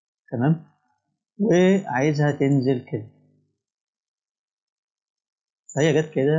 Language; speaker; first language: Arabic; native; Arabic